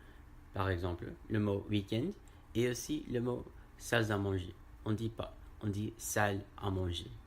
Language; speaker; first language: French; non-native, learner; English